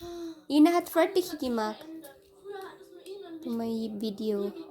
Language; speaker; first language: German; non-native, learner; Cebuano